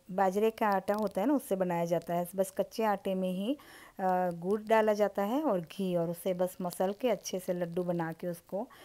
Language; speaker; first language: Hindi; native; Hindi